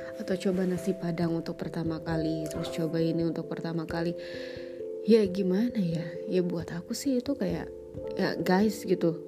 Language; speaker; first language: Indonesian; native; Indonesian